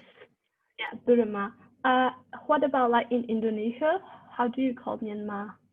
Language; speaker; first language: English; non-native, fluent; Burmese